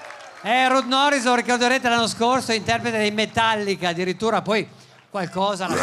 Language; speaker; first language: Italian; native; Italian